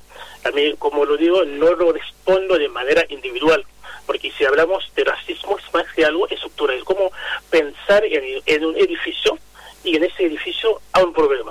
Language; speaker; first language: Spanish; non-native, fluent; Haitian Creole